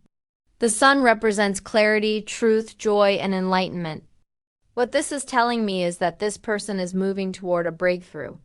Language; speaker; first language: English; native; English